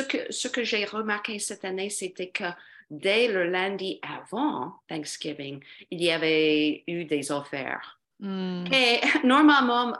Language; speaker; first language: French; non-native, fluent; English